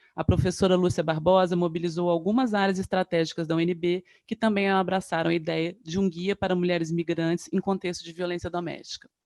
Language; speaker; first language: Portuguese; native; Portuguese